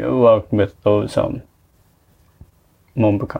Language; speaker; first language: English; non-native, fluent; Japanese